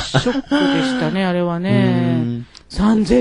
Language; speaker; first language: Japanese; non-native, fluent; Chinese